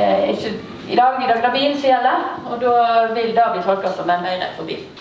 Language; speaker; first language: Norwegian; native; Norwegian